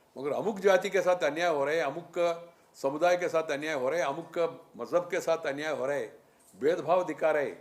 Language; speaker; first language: Hindi; non-native, local second language; Telugu